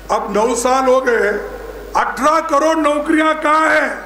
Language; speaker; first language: Hindi; non-native, local second language; Kannada